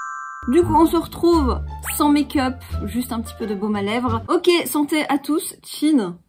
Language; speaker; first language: French; native; French